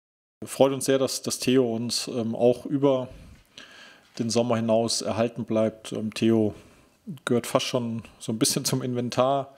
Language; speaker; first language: German; native; German